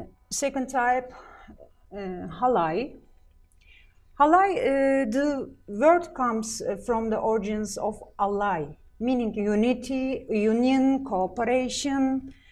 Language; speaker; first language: English; non-native, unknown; Turkish